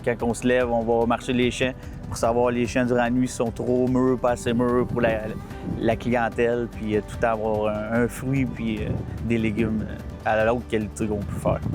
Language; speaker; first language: French; native; French